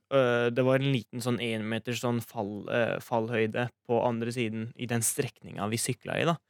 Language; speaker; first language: Norwegian; early bilingual, other home language; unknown